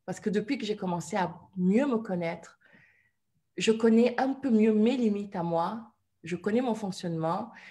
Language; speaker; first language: French; non-native, local second language; Wolof